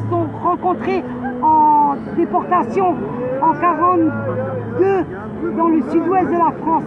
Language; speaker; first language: French; native; French